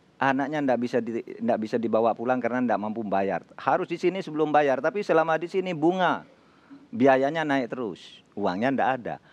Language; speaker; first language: Indonesian; non-native, local second language; Madurese